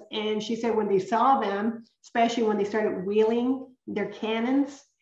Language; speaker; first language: English; early bilingual, other home language; Spanish